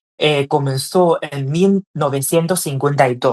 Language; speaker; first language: Spanish; non-native, fluent; Chinese